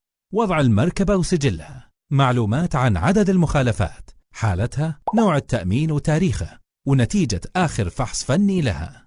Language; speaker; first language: Arabic; native; Arabic